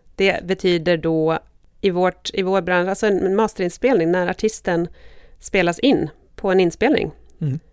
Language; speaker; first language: Swedish; native; Swedish